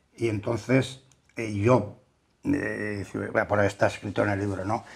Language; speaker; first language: Spanish; native; Spanish